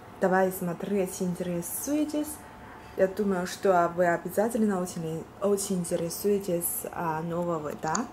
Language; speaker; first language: Russian; non-native, learner; Chinese